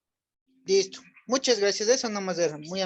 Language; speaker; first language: Spanish; native; Spanish